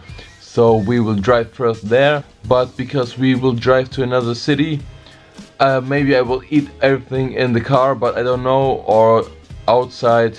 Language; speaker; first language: English; non-native, learner; Bosnian